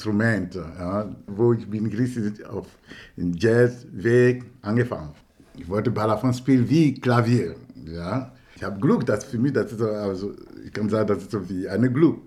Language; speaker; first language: German; non-native, learner; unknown